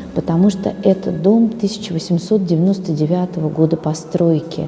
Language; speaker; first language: Russian; native; Russian